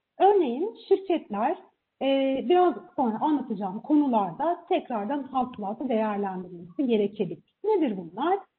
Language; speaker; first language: Turkish; native; Turkish